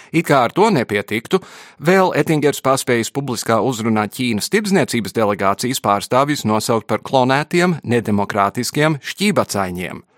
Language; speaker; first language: Latvian; early bilingual, heritage; Latvian